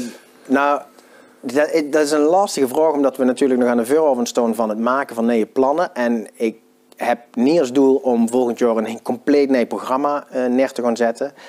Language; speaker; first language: Dutch; native; Dutch